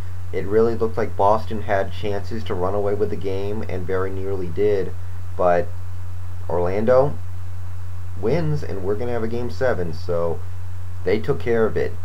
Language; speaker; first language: English; native; English